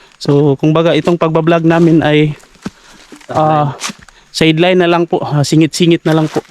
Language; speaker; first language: Filipino; native; Filipino